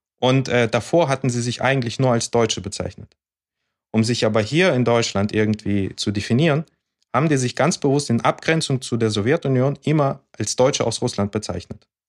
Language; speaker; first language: German; early bilingual, other home language; Russian